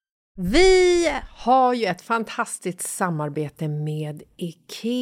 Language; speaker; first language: Swedish; native; Swedish